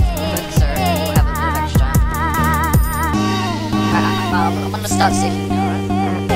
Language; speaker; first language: English; native; English